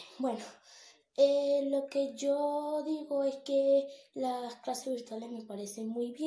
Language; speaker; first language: Spanish; native; Spanish